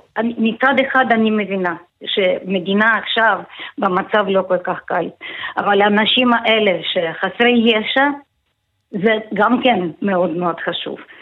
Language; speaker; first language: Hebrew; non-native, fluent; Russian